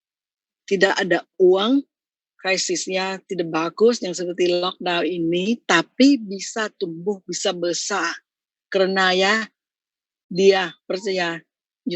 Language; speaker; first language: Indonesian; non-native, fluent; Thai